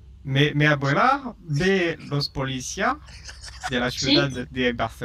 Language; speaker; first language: Spanish; non-native, learner; French